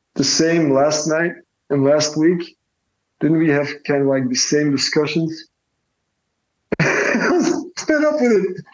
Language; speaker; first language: English; non-native, fluent; Dutch